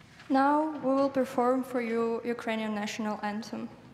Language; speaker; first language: English; non-native, fluent; Ukrainian